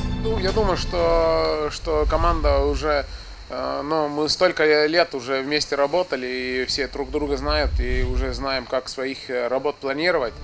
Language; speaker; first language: Russian; non-native, fluent; Estonian